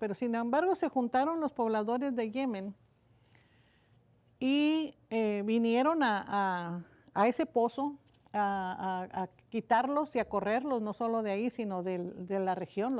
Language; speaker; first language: Spanish; native; Spanish